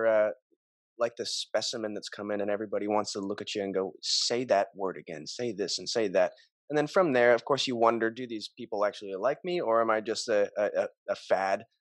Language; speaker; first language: English; native; English